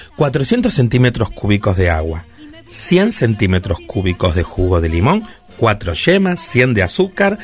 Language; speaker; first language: Spanish; native; Spanish